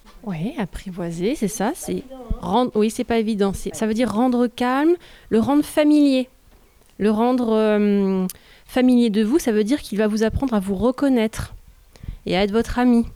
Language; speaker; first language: French; native; French